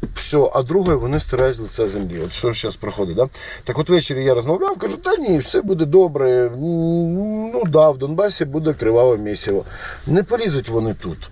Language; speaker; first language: Ukrainian; non-native, local second language; Russian